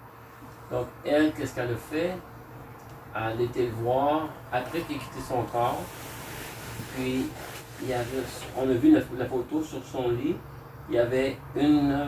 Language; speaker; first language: French; native; French